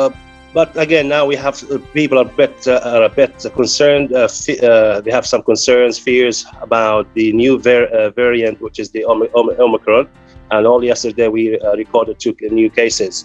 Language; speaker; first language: English; non-native, fluent; Arabic